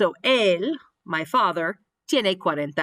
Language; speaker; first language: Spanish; non-native, fluent; English